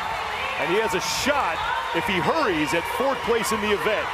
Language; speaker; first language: English; native; English